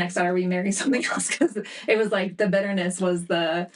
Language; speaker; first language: English; native; English